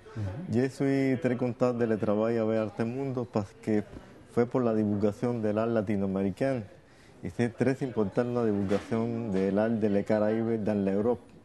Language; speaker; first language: French; non-native, learner; Spanish